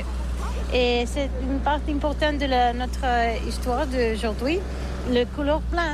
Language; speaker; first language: French; non-native, learner; Catalan